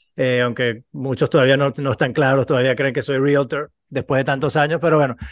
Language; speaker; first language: Spanish; native; Spanish